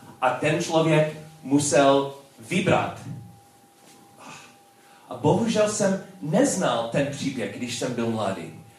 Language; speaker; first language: Czech; non-native, learner; English